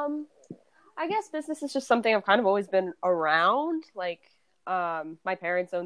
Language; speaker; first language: English; native; English